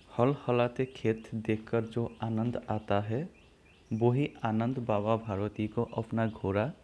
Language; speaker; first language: Hindi; non-native, local second language; Assamese